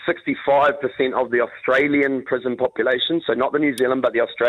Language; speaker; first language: English; native; English